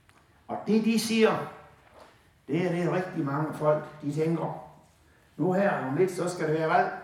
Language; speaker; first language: Danish; native; Danish